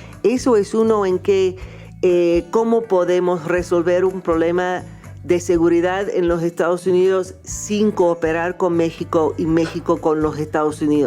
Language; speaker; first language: Spanish; non-native, fluent; English